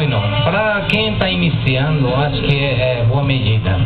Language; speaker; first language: Portuguese; non-native, fluent; Japanese